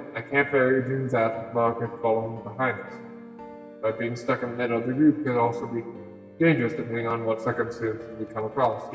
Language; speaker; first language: English; native; English